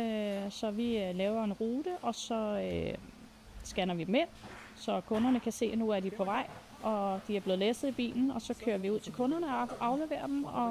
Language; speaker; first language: Danish; native; Danish